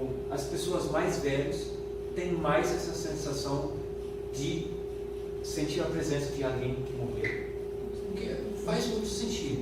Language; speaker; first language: Portuguese; non-native, fluent; German